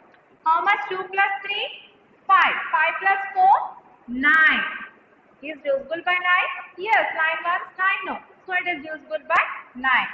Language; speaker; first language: English; non-native, local second language; Telugu